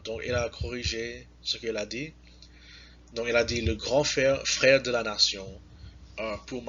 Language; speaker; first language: French; non-native, learner; English